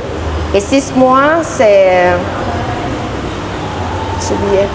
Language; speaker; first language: French; non-native, learner; Thai